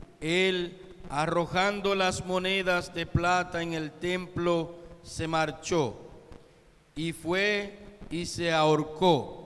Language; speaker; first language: Spanish; native; Spanish